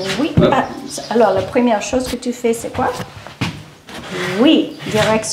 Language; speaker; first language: French; non-native, learner; English